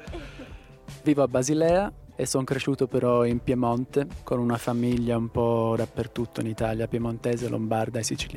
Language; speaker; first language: Italian; native; Italian